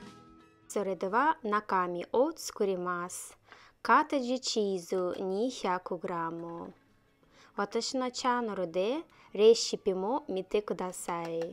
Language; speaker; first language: Japanese; non-native, learner; Russian